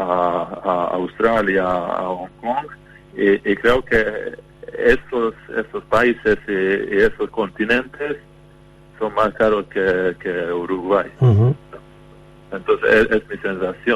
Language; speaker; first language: Spanish; non-native, fluent; Hungarian